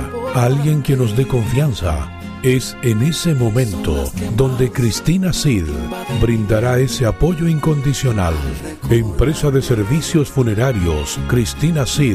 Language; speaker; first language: Spanish; native; Spanish